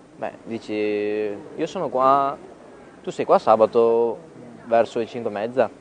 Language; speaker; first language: Italian; native; Italian